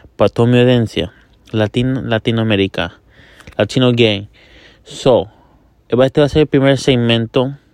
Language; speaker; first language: Spanish; early bilingual, heritage; Spanish